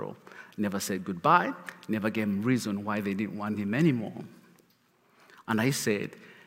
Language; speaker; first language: English; non-native, local second language; Kinyarwanda